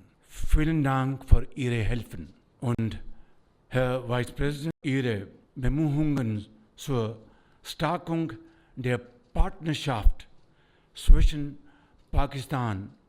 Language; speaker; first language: German; non-native, learner; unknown